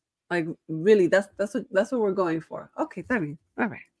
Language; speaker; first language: English; early bilingual, other home language; Spanish